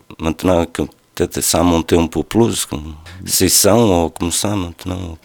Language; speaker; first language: French; non-native, learner; Portuguese